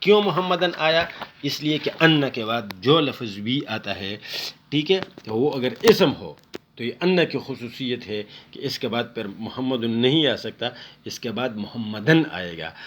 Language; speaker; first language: Urdu; non-native, local second language; Pashto